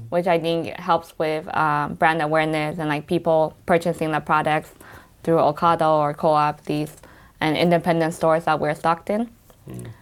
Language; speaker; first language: English; native; English